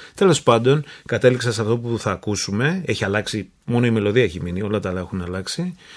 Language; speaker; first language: Greek; early bilingual, heritage; Greek